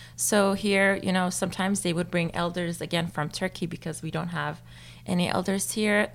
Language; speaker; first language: English; non-native, fluent; Turkish